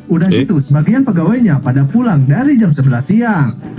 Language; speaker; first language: Indonesian; native; Indonesian